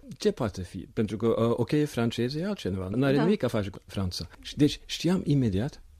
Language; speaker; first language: Romanian; non-native, fluent; Norwegian